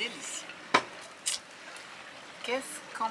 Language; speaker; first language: French; non-native, fluent; German